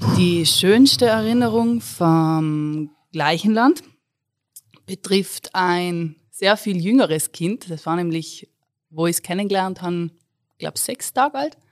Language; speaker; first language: German; native; German